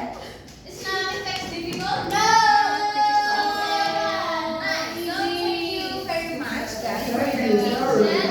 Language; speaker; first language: English; non-native, learner; Indonesian